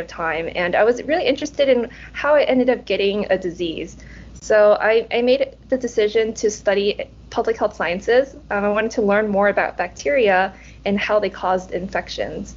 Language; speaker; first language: English; early bilingual, other home language; Cantonese